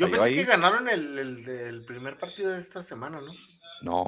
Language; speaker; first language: Spanish; native; Spanish